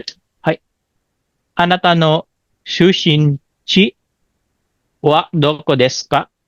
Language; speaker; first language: Japanese; non-native, learner; Filipino